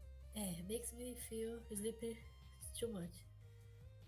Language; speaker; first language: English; non-native, learner; Portuguese